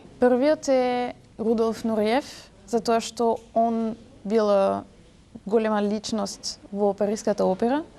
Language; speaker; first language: Macedonian; early bilingual, heritage; French